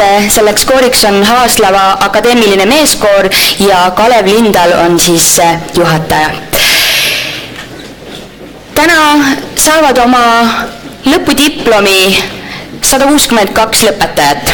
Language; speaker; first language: Estonian; native; Estonian